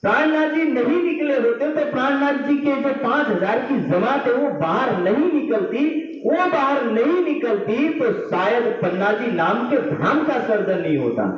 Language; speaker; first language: Hindi; non-native, local second language; Gujarati